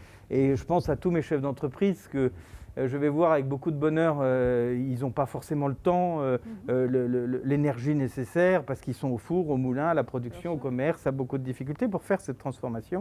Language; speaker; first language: French; native; French